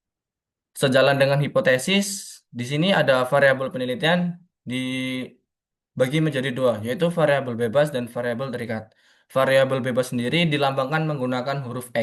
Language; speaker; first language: Indonesian; native; Indonesian